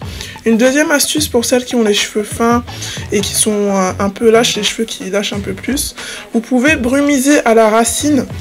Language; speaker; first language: French; native; French